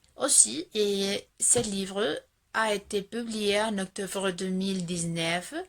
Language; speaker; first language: French; non-native, fluent; Spanish